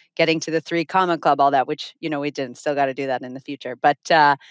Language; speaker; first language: English; non-native, fluent; Finnish